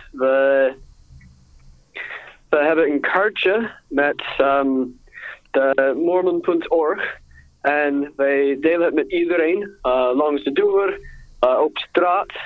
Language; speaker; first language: Dutch; non-native, learner; English